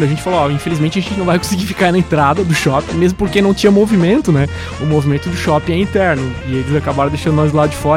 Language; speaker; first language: Portuguese; native; Portuguese